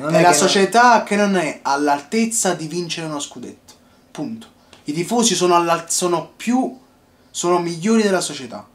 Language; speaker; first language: Italian; native; Italian